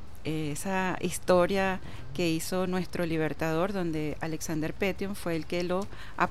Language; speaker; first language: Spanish; native; Spanish